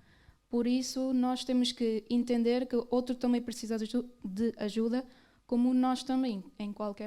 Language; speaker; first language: Portuguese; early bilingual, other home language; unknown